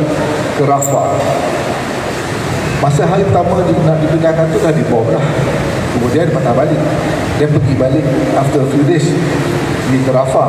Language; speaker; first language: Malay; native; Malay